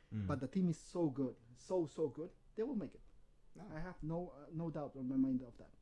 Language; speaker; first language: English; non-native, fluent; Spanish